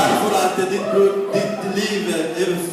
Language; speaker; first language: Swedish; non-native, fluent; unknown